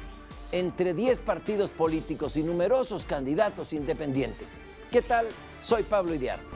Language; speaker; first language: Spanish; native; Spanish